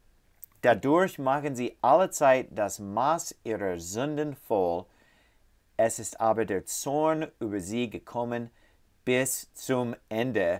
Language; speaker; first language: German; non-native, fluent; English